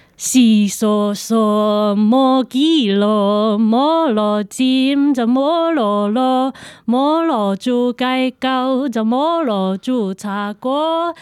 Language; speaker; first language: Cantonese; early bilingual, heritage; Cantonese